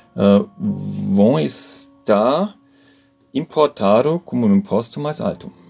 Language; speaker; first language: Portuguese; non-native, learner; German